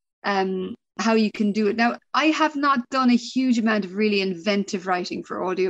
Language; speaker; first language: English; native; English